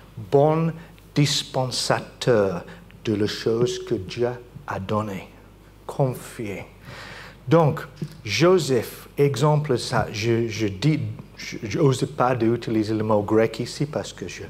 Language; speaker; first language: French; non-native, fluent; English